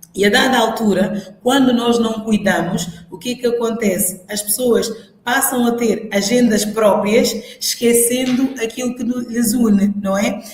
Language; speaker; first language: Portuguese; non-native, local second language; Upper Guinea Crioulo